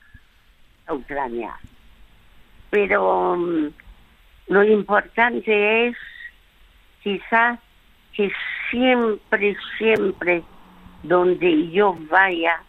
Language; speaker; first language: Spanish; early bilingual, other home language; French